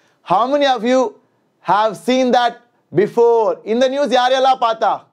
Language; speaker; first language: English; non-native, local second language; Tamil